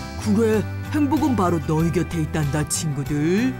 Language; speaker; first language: Korean; native; Korean